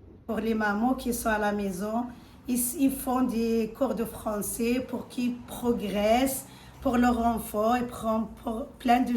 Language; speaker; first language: French; non-native, learner; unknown